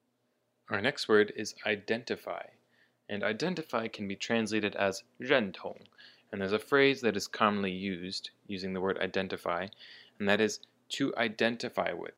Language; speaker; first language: English; native; English